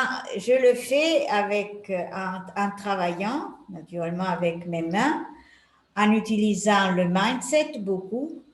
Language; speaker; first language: French; non-native, fluent; Italian